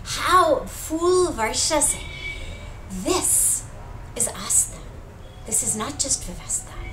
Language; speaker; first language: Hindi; non-native, fluent; English